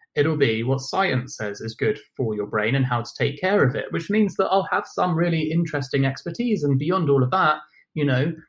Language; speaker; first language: English; native; English